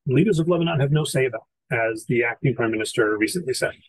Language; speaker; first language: English; native; English